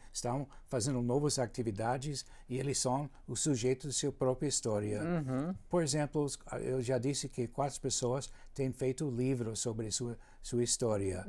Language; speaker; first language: Portuguese; non-native, fluent; English